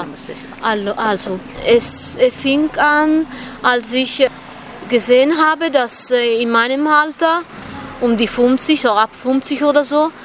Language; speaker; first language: German; non-native, fluent; Italian